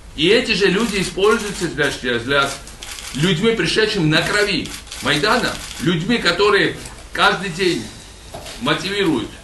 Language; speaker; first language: Russian; non-native, local second language; Georgian